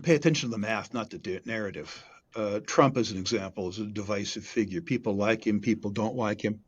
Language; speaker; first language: English; native; English